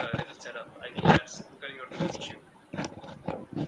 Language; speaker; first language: English; non-native, local second language; Hindi